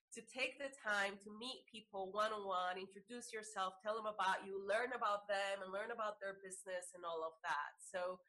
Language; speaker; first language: English; non-native, fluent; Spanish